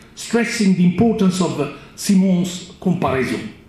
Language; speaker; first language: English; non-native, fluent; Italian